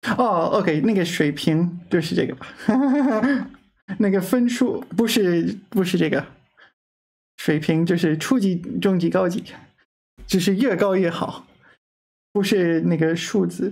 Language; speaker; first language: Chinese; non-native, fluent; English